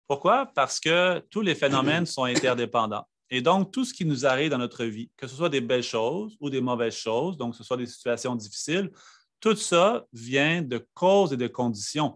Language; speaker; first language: French; native; French